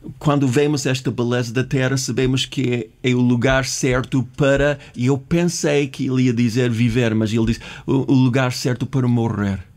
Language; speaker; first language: Portuguese; non-native, fluent; English